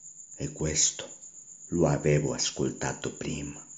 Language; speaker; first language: Italian; non-native, learner; Spanish